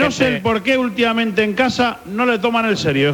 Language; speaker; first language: Spanish; native; Spanish